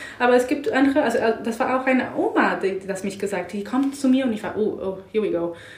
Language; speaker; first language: German; non-native, learner; English